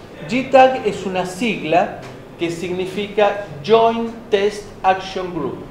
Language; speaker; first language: Spanish; native; Spanish